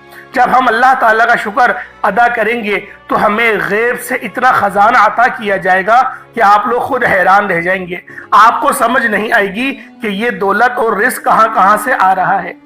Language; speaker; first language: Urdu; native; Urdu